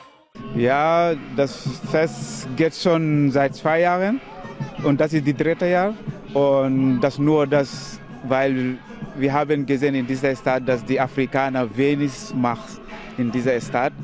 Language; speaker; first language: German; non-native, learner; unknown